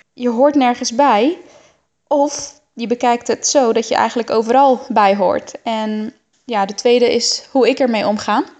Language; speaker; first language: Dutch; early bilingual, other home language; Arabic